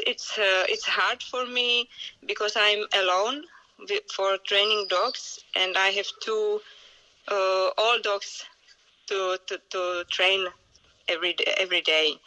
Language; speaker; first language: English; non-native, learner; Czech